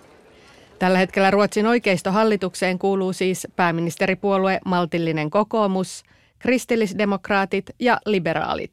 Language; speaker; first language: Finnish; native; Finnish